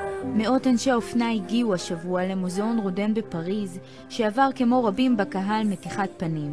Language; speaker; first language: Hebrew; native; Hebrew